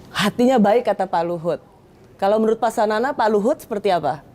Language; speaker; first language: Indonesian; native; Indonesian